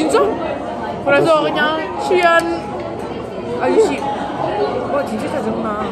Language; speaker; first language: Korean; non-native, learner; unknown